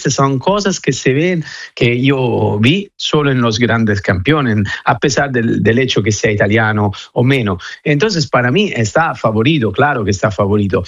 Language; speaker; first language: Spanish; non-native, fluent; Italian